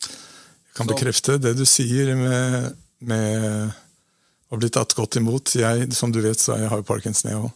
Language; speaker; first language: Norwegian; native; Norwegian